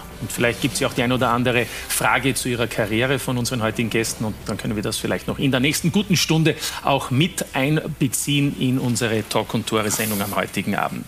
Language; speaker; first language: German; native; German